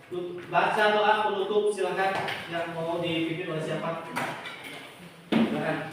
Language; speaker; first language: Indonesian; native; Indonesian